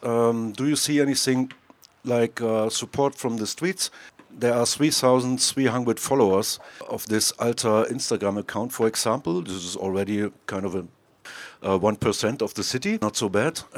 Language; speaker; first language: English; non-native, fluent; German